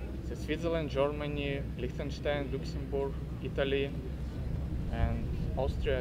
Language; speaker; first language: English; non-native, learner; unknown